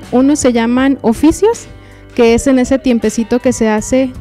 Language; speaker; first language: Spanish; native; Spanish